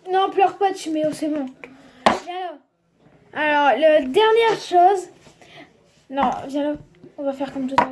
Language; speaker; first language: French; native; French